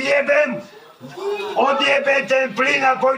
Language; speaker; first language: Slovak; native; Slovak